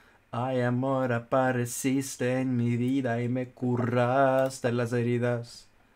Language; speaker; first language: Spanish; native; Spanish